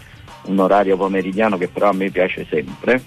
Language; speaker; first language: Italian; native; Italian